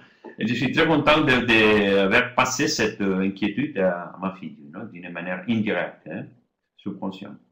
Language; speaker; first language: French; non-native, learner; Spanish